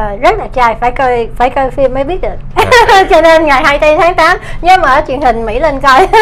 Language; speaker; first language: Vietnamese; early bilingual, heritage; Vietnamese